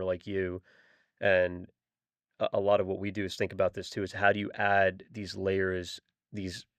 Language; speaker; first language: English; native; English